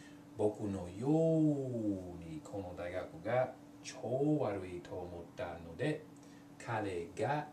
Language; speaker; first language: Japanese; non-native, learner; English